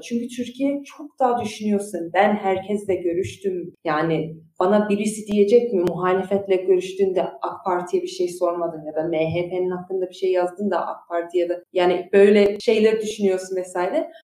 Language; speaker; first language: Turkish; early bilingual, heritage; Turkish